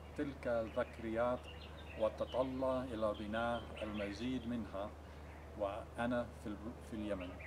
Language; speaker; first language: Arabic; non-native, fluent; English